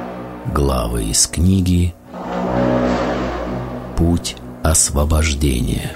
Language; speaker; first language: Russian; native; Russian